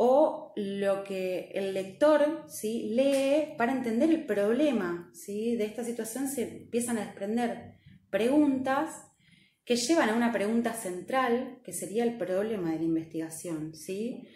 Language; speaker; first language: Spanish; native; Spanish